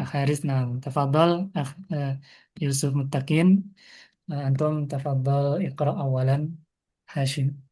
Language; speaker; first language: Arabic; non-native, fluent; Indonesian